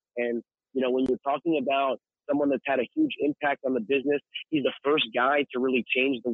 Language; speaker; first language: English; native; English